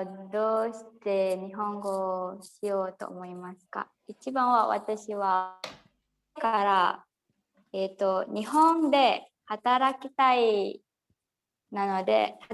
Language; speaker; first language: Japanese; non-native, learner; Indonesian